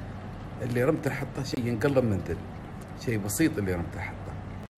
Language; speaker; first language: Arabic; native; Arabic